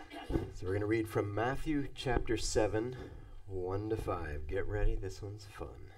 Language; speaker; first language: English; native; English